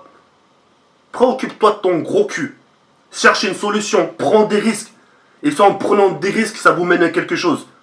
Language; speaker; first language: French; native; French